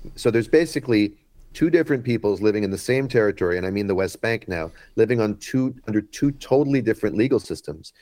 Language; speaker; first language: English; native; English